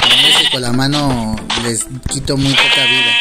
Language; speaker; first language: Spanish; native; Spanish